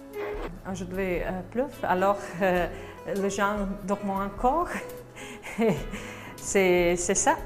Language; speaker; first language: French; non-native, learner; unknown